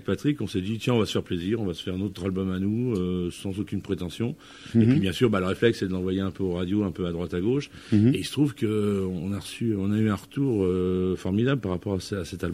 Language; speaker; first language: French; native; French